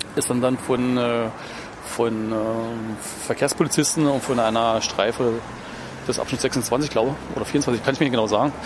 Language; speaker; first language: German; native; German